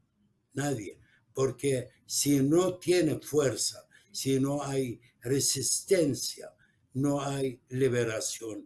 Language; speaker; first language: Spanish; non-native, fluent; Arabic